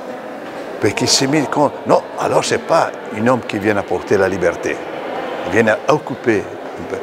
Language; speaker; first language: French; non-native, fluent; Italian